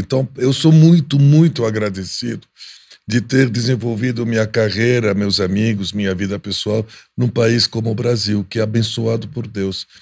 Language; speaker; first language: Portuguese; non-native, fluent; Arabic